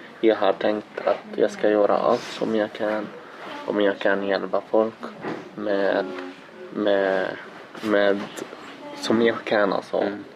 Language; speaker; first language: Swedish; non-native, learner; Arabic